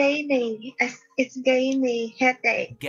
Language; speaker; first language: English; non-native, learner; Vietnamese